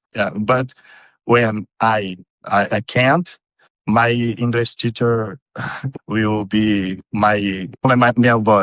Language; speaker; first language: English; non-native, learner; Portuguese